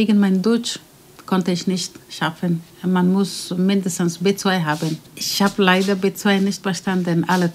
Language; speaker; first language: German; non-native, learner; Persian